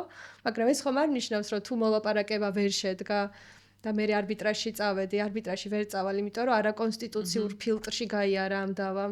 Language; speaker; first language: Georgian; native; Georgian